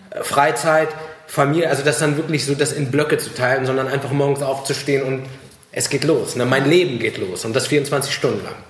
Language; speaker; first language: German; early bilingual, other home language; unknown